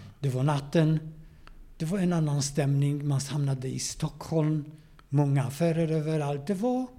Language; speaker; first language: Swedish; non-native, fluent; Polish